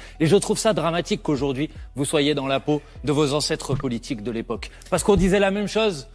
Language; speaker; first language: French; native; French